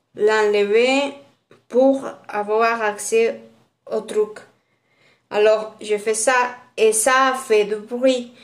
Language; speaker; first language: French; non-native, fluent; Spanish